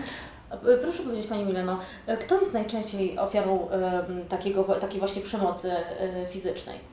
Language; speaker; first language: Polish; native; Polish